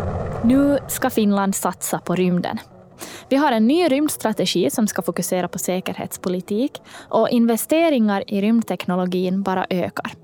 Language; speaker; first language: Swedish; native; Swedish